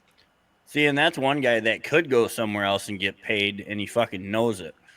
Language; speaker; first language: English; native; English